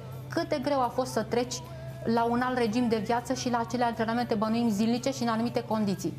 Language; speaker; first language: Romanian; native; Romanian